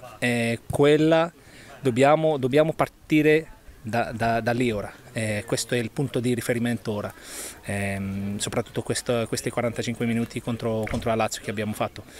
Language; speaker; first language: Italian; non-native, learner; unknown